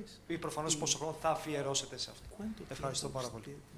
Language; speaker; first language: Greek; native; Greek